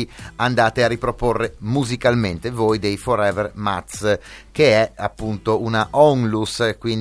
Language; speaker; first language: Italian; native; Italian